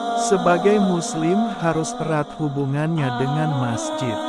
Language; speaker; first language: Indonesian; native; Indonesian